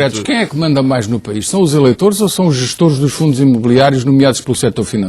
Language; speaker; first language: Portuguese; native; Portuguese